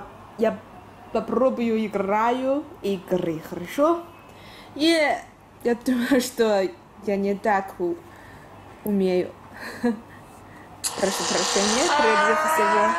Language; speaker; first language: Russian; non-native, learner; Chinese